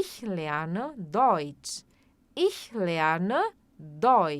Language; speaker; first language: German; non-native, fluent; Portuguese